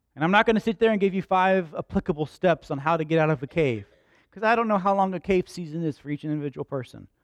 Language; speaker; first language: English; native; English